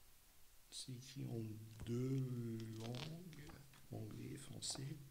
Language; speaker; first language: French; non-native, learner; German